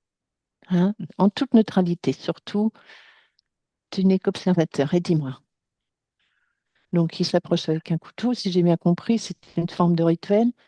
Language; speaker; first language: French; native; French